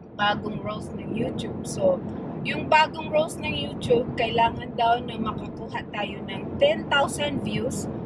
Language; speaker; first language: Filipino; non-native, local second language; Cebuano